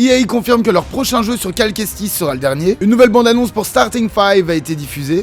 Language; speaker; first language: French; native; French